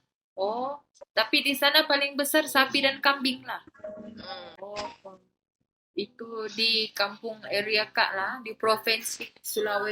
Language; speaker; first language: Malay; native; Malay